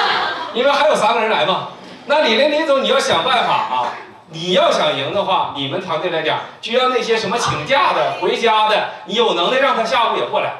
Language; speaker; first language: Chinese; native; Chinese